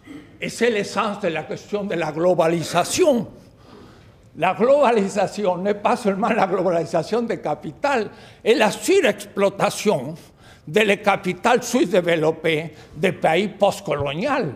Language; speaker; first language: French; non-native, fluent; Spanish